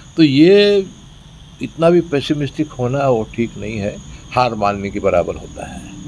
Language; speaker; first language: Hindi; native; Hindi